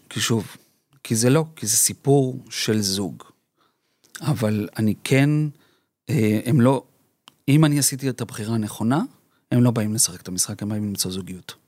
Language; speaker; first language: Hebrew; early bilingual, other home language; Spanish